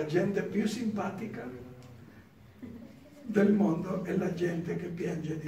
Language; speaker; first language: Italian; non-native, learner; Spanish